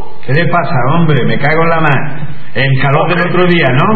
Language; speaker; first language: Spanish; native; Spanish